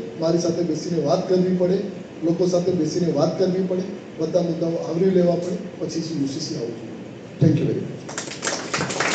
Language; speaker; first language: Gujarati; non-native, local second language; Marwari